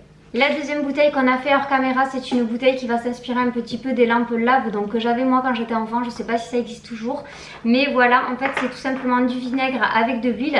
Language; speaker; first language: French; native; French